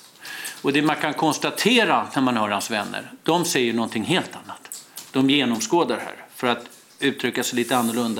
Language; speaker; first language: Swedish; native; Swedish